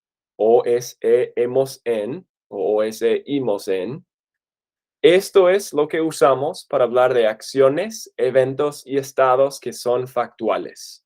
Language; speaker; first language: Spanish; non-native, fluent; English